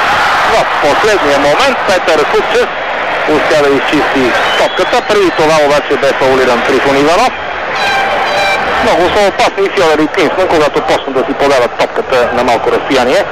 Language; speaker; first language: Bulgarian; native; Bulgarian